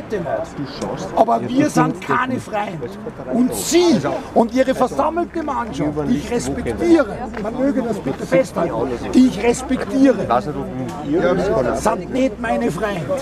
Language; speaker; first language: German; native; German